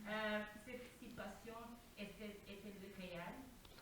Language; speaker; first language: French; non-native, learner; Portuguese